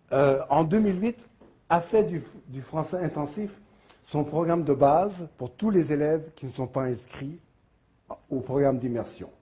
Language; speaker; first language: French; native; French